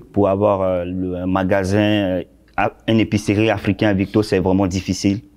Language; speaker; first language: French; non-native, local second language; Sango